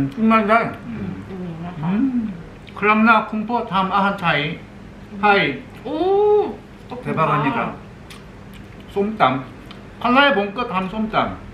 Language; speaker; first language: Thai; non-native, learner; Korean